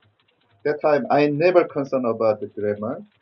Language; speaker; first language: English; non-native, learner; Korean